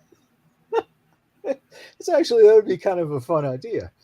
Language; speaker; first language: English; native; English